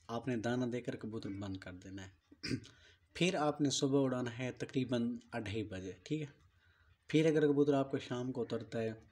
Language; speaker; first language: Urdu; non-native, local second language; Punjabi